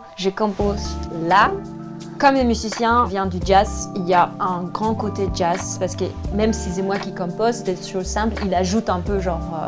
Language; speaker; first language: French; non-native, fluent; Danish